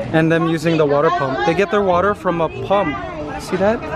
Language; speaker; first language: English; native; English